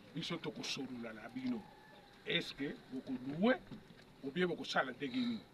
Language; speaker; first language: Lingala; non-native, local second language; Kongo